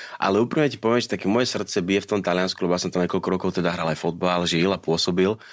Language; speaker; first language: Slovak; native; Slovak